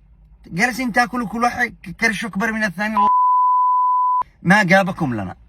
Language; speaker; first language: Arabic; native; Arabic